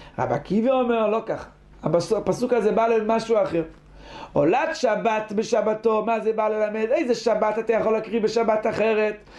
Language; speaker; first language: Hebrew; native; Hebrew